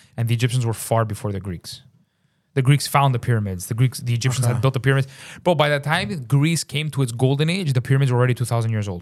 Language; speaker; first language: English; native; English